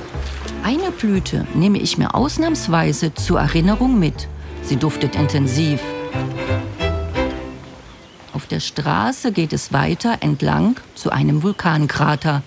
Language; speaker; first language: German; native; German